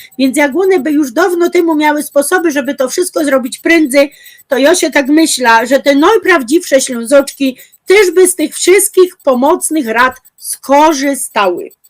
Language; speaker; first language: Polish; native; Polish